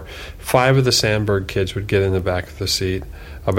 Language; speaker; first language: English; native; English